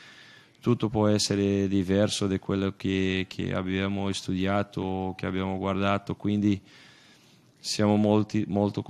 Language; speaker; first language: Italian; non-native, fluent; Portuguese